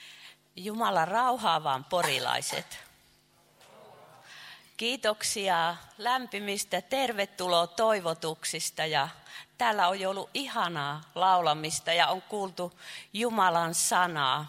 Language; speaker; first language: Finnish; non-native, fluent; Chinese